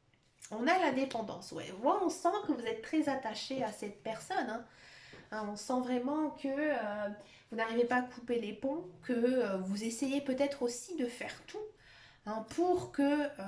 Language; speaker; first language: French; native; French